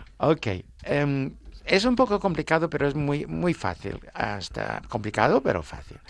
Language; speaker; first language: Spanish; non-native, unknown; English